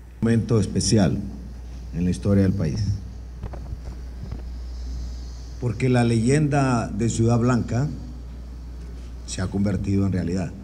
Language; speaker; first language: Spanish; native; Spanish